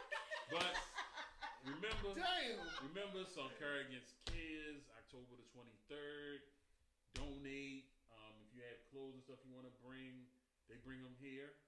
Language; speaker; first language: English; native; English